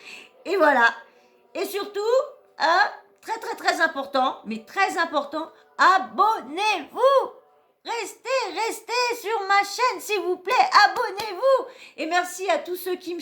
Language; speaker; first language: French; native; French